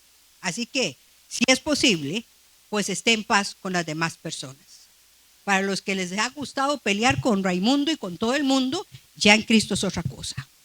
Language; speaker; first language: Spanish; native; Spanish